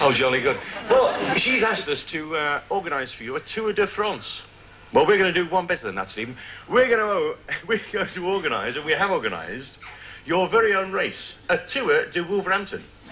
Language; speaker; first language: English; native; English